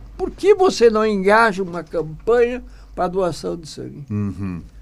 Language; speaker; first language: Portuguese; non-native, local second language; German